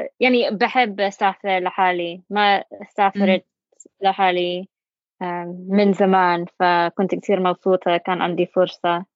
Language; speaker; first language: Arabic; non-native, learner; English